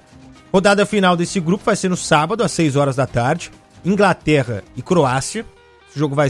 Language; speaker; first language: Portuguese; native; Portuguese